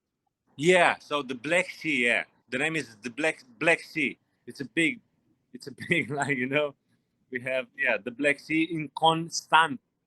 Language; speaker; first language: English; non-native, learner; Romanian